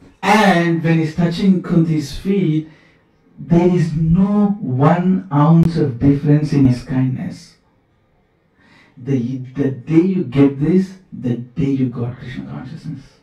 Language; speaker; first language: English; non-native, local second language; Kannada